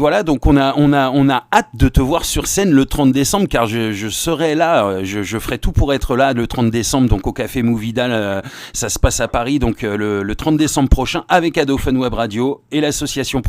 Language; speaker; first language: French; native; French